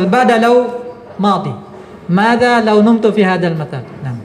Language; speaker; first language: Arabic; non-native, fluent; Indonesian